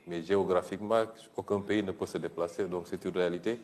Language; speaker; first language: French; non-native, local second language; Wolof